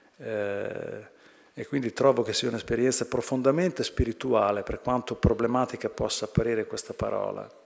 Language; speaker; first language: Italian; native; Italian